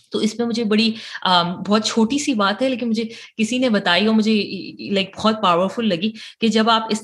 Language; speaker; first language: Urdu; native; Urdu